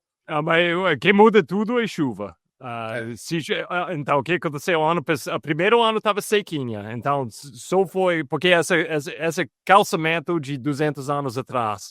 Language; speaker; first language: Portuguese; non-native, fluent; English